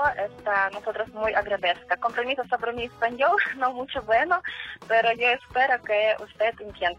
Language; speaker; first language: Spanish; non-native, learner; Ukrainian